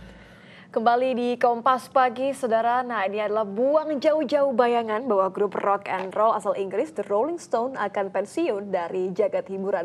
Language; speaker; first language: Indonesian; native; Indonesian